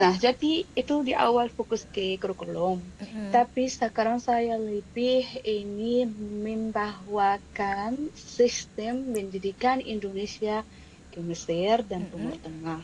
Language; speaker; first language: Indonesian; non-native, fluent; Arabic